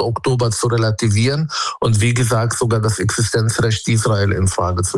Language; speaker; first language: German; non-native, fluent; Arabic